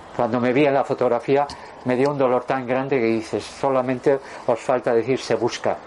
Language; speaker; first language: Spanish; native; Spanish